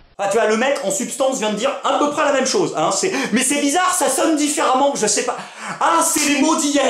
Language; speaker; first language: French; native; French